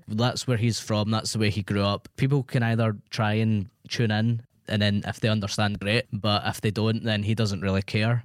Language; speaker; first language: English; native; English